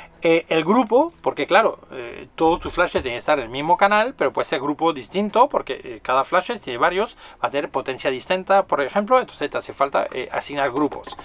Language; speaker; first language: Spanish; non-native, fluent; French